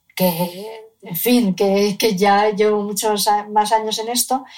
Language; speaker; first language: Spanish; native; Spanish